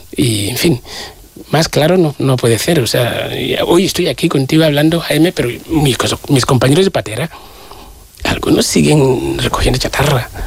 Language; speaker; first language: Spanish; non-native, fluent; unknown